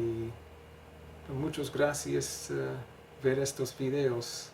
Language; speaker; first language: Spanish; non-native, learner; English